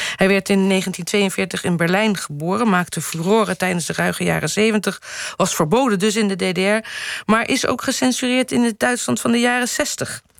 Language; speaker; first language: Dutch; native; Dutch